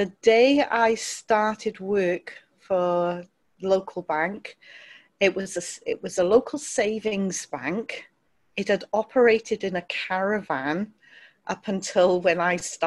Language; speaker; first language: English; native; English